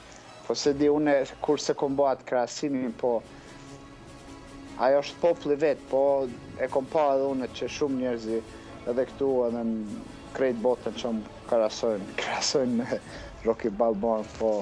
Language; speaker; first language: Albanian; early bilingual, heritage; Albanian